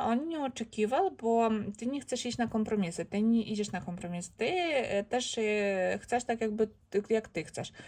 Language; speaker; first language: Polish; non-native, learner; Ukrainian